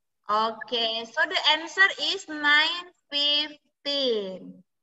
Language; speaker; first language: English; non-native, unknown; Indonesian